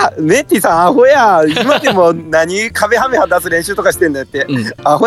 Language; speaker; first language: Japanese; native; Japanese